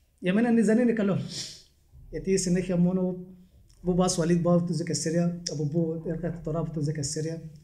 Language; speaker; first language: Greek; non-native, learner; Arabic